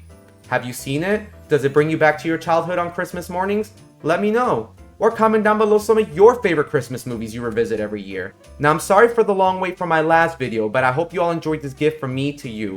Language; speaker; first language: English; native; English